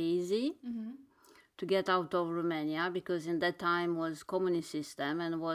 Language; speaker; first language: English; non-native, fluent; Romanian